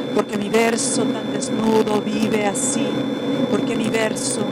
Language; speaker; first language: Spanish; native; Spanish